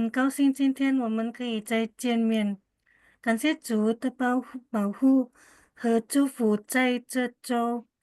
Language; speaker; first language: Chinese; non-native, learner; Indonesian